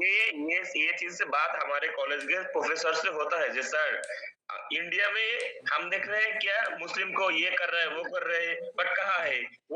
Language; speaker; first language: Hindi; non-native, learner; Bangla